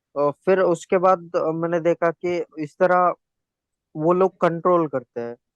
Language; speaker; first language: Hindi; non-native, local second language; Kannada